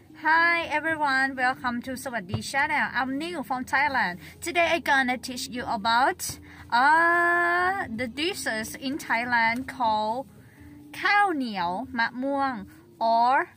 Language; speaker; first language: English; non-native, learner; Thai